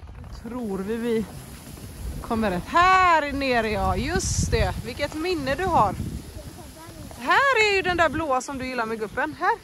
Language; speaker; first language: Swedish; native; Swedish